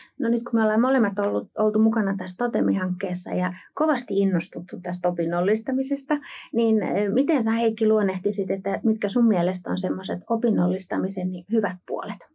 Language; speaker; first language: Finnish; native; Finnish